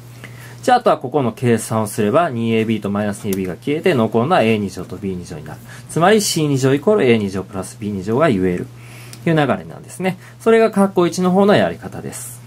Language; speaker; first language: Japanese; native; Japanese